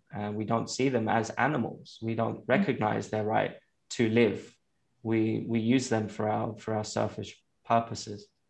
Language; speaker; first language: English; native; English